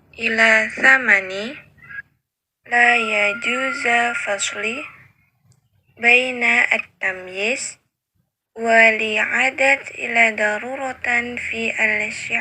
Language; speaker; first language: Arabic; non-native, learner; Indonesian